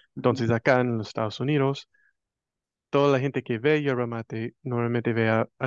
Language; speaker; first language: Spanish; non-native, fluent; English